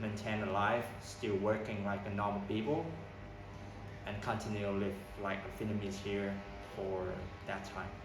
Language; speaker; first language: English; non-native, learner; Vietnamese